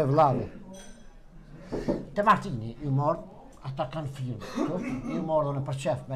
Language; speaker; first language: German; non-native, learner; Albanian